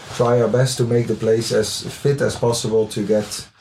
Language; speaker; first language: English; non-native, fluent; Dutch